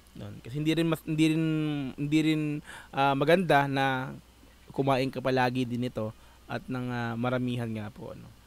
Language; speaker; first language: Filipino; native; Filipino